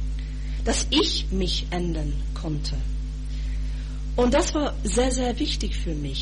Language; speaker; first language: German; non-native, fluent; English